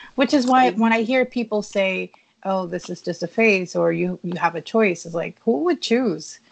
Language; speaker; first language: English; early bilingual, other home language; Spanish